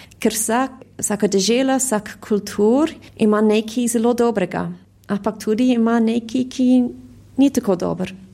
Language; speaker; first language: Slovenian; early bilingual, heritage; Slovenian